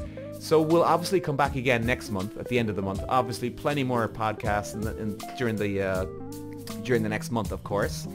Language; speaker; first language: English; native; English